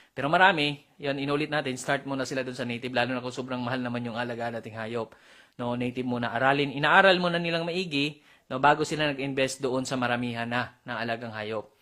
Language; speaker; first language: Filipino; non-native, local second language; Cebuano